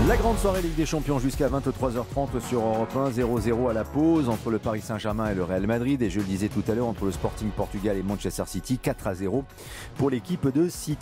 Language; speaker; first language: French; native; French